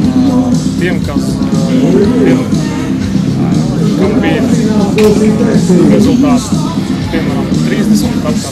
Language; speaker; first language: Latvian; native; Latvian